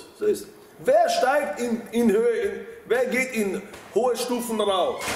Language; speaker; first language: German; non-native, fluent; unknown